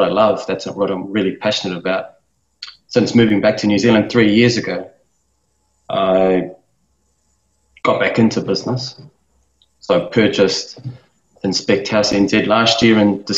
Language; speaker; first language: English; native; English